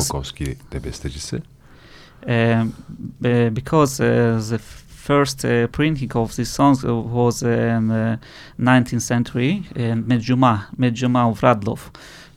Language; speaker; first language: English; non-native, learner; Russian